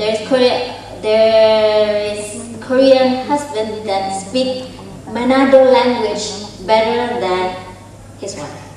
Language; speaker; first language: English; non-native, fluent; Indonesian